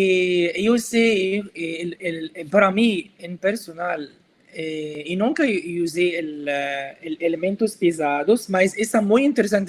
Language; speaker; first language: Portuguese; non-native, learner; Arabic